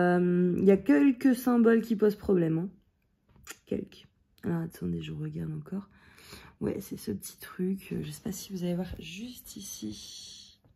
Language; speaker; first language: French; native; French